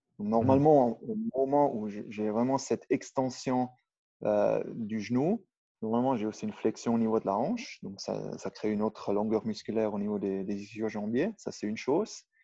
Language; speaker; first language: French; non-native, local second language; Swiss German